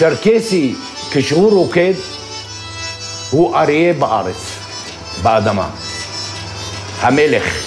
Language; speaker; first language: Hebrew; non-native, local second language; Adyghe